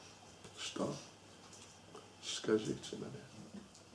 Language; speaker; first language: Russian; non-native, learner; English